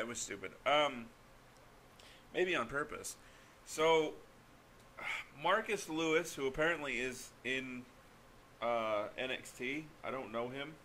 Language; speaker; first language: English; native; English